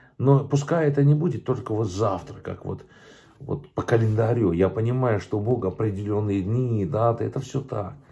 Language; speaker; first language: Russian; early bilingual, other home language; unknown